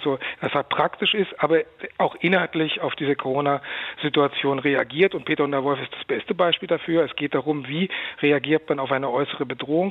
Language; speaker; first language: German; native; German